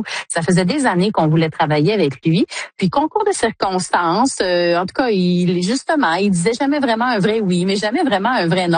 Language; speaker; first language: French; native; French